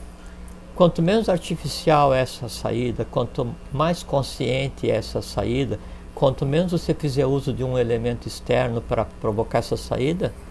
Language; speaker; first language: Portuguese; native; Portuguese